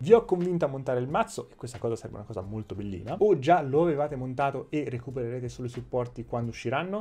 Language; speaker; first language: Italian; native; Italian